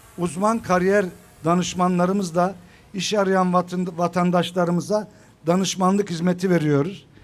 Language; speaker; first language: Turkish; native; Turkish